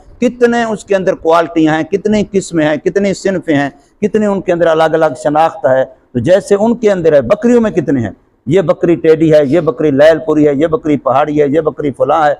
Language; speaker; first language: Urdu; non-native, local second language; Saraiki